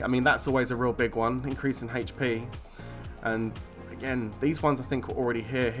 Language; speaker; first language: English; native; English